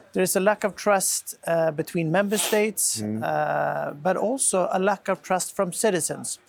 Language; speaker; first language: English; non-native, fluent; Swedish